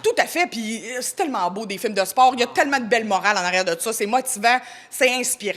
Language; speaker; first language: French; native; French